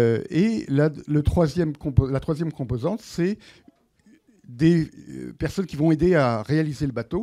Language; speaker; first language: French; native; French